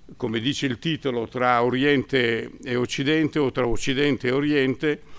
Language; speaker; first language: Italian; native; Italian